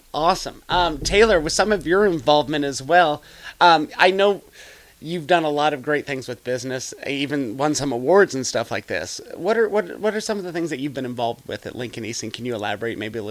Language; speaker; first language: English; native; English